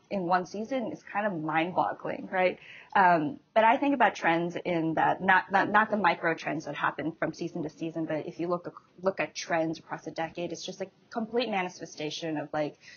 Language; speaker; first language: English; native; English